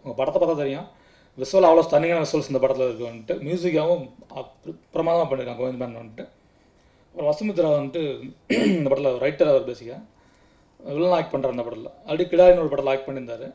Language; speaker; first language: Tamil; native; Tamil